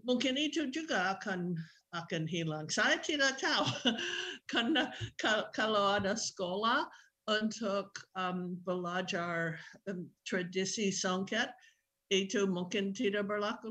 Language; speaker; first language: Indonesian; non-native, fluent; English